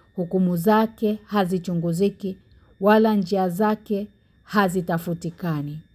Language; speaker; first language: Swahili; native; Swahili